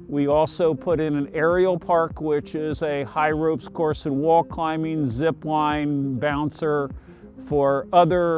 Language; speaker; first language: English; native; English